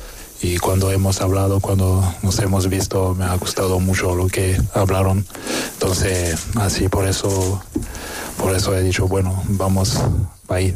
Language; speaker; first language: Spanish; non-native, fluent; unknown